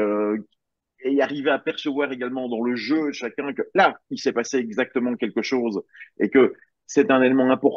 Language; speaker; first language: French; native; French